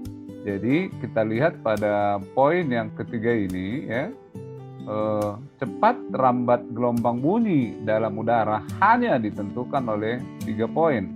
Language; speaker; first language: Indonesian; native; Indonesian